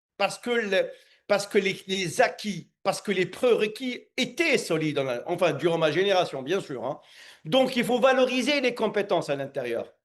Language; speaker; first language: French; non-native, local second language; Arabic